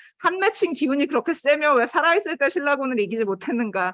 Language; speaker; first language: Korean; native; Korean